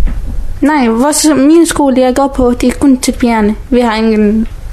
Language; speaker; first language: Danish; non-native, learner; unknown